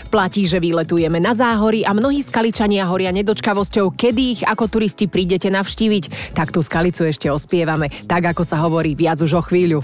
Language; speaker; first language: Slovak; native; Slovak